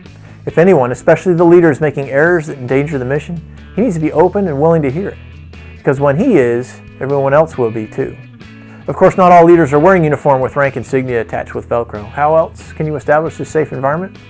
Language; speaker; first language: English; native; English